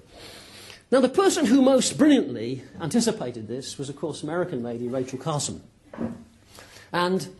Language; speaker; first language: English; native; English